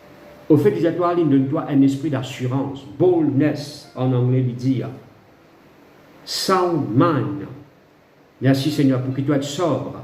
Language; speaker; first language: French; non-native, local second language; Morisyen